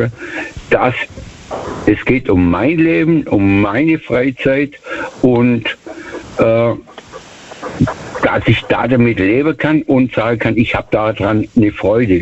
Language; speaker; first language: German; native; German